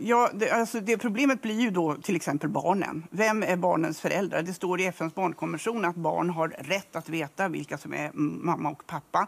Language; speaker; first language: Swedish; native; Swedish